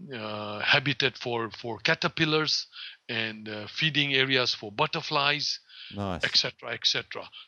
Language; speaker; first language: English; non-native, local second language; Gujarati